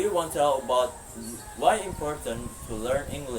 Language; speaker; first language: English; non-native, learner; Indonesian